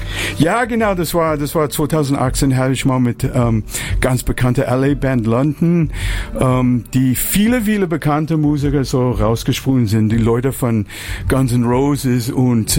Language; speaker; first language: German; non-native, fluent; English